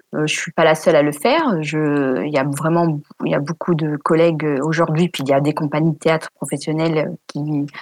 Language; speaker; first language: French; native; French